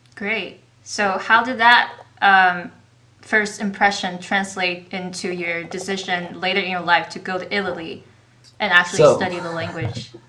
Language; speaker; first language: English; non-native, fluent; Chinese